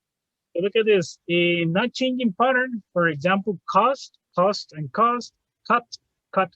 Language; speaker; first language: English; non-native, fluent; Spanish